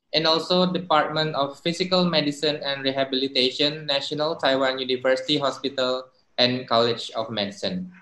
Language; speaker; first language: English; non-native, fluent; Indonesian